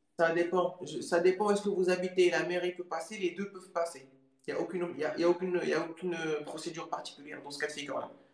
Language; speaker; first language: French; native; French